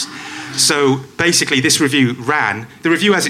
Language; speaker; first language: English; native; English